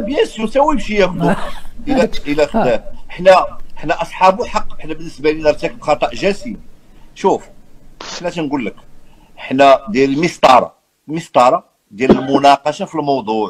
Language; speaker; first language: Arabic; native; Arabic